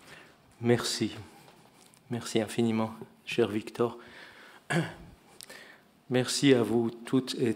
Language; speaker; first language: French; non-native, fluent; Persian